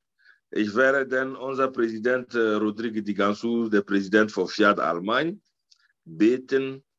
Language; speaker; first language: German; non-native, learner; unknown